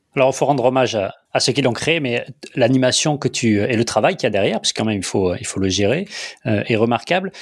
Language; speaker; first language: French; native; French